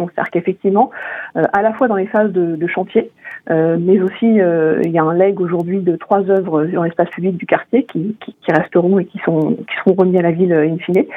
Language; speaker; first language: French; native; French